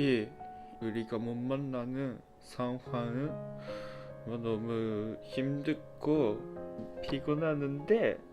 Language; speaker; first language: Korean; non-native, fluent; Japanese